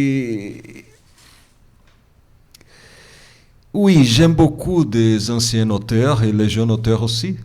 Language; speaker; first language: French; non-native, fluent; Portuguese